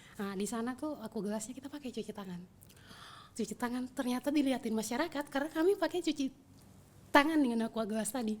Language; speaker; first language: Indonesian; native; Indonesian